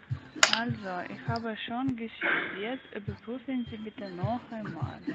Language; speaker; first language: German; non-native, learner; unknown